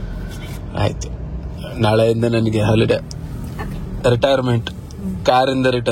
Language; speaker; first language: Kannada; native; Kannada